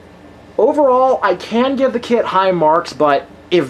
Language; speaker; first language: English; native; English